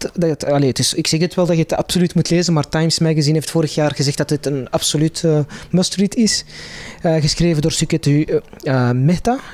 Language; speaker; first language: Dutch; non-native, local second language; Arabic